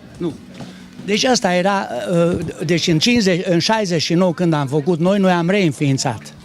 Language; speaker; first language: Romanian; non-native, local second language; Hungarian